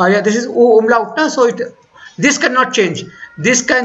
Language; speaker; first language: English; non-native, local second language; Hindi